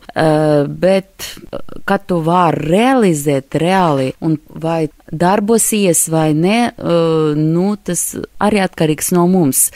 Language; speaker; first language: Latvian; non-native, local second language; Russian